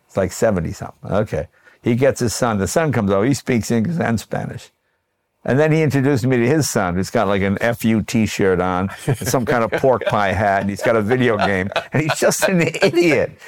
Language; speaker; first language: English; native; English